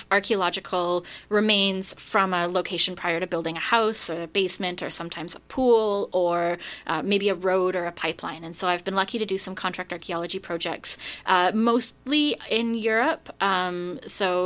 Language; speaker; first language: English; native; English